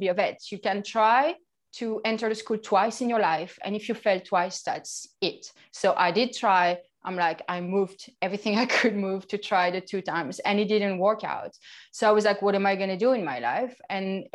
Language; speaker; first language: English; non-native, fluent; French